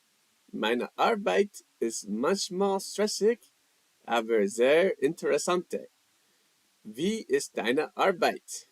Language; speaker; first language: German; non-native, learner; English